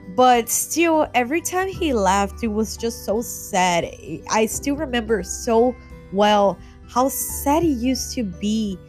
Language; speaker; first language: English; non-native, fluent; Portuguese